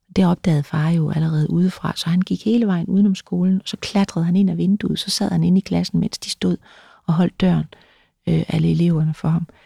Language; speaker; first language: Danish; native; Danish